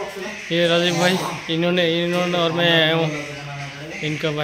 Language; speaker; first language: Hindi; non-native, local second language; Bangla